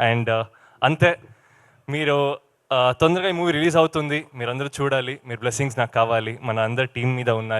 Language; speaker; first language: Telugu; non-native, learner; Kannada